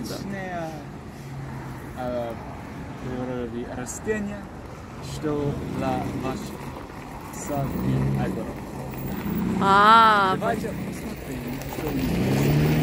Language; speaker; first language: Russian; non-native, learner; English